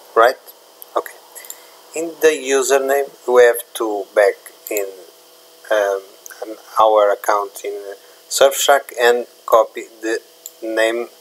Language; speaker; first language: English; non-native, learner; Portuguese